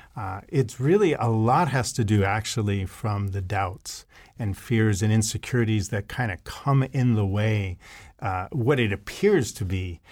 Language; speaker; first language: English; native; English